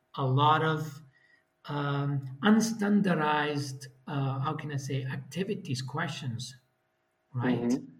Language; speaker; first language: English; non-native, fluent; Italian